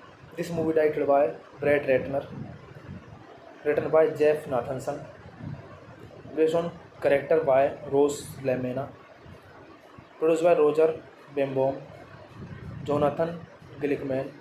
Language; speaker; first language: English; non-native, learner; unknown